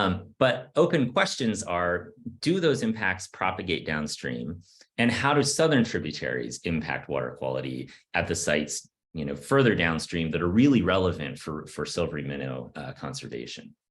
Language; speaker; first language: English; native; English